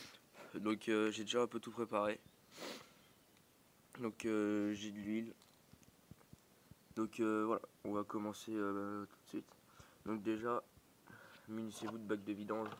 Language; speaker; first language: French; native; French